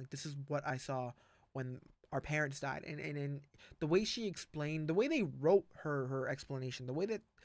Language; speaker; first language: English; native; English